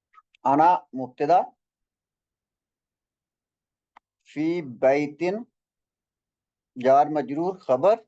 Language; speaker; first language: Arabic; non-native, fluent; Indonesian